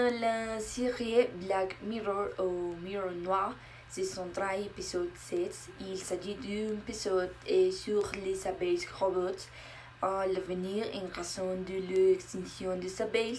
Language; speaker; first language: French; non-native, learner; Spanish